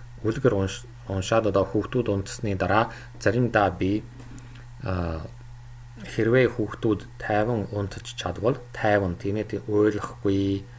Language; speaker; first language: Mongolian; non-native, fluent; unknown